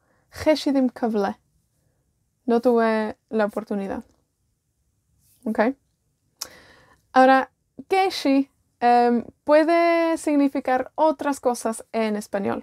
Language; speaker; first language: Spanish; non-native, fluent; Welsh